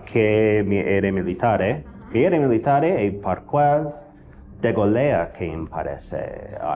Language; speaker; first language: Italian; non-native, learner; English